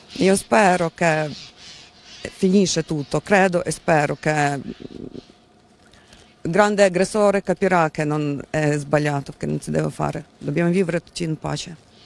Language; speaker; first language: Italian; non-native, learner; Ukrainian